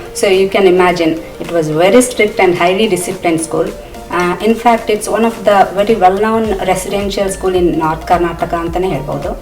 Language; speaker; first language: Kannada; native; Kannada